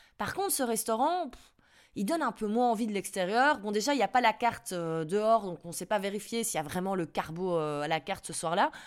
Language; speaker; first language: French; native; French